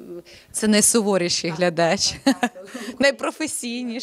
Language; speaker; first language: Ukrainian; native; Ukrainian